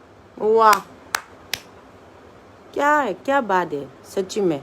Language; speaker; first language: Hindi; non-native, local second language; Manipuri